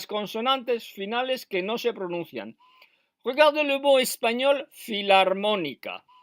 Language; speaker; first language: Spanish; non-native, fluent; French